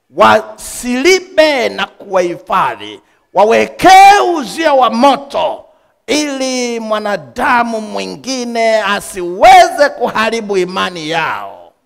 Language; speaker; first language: Swahili; native; Swahili